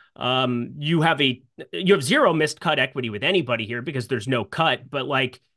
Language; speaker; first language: English; native; English